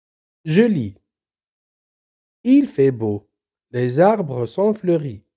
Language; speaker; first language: French; non-native, local second language; Arabic